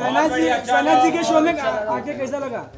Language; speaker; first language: Hindi; native; Hindi